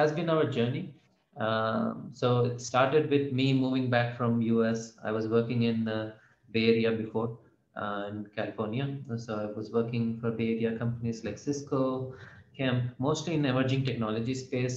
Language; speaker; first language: English; non-native, local second language; Telugu